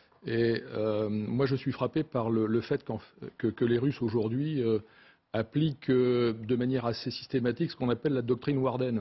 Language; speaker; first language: French; native; French